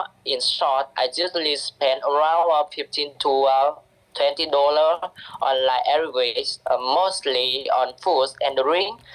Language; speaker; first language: English; non-native, learner; Vietnamese